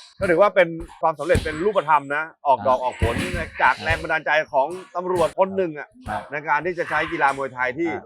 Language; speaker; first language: Thai; native; Thai